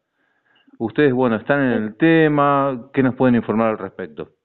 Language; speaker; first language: Spanish; native; Spanish